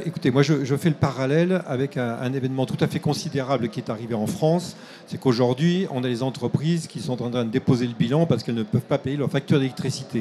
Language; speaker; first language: French; native; French